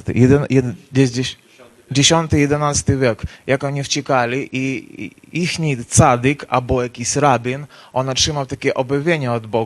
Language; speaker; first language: Polish; non-native, learner; Ukrainian